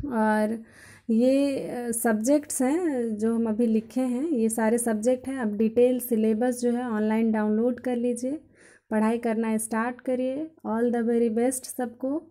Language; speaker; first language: Hindi; native; Hindi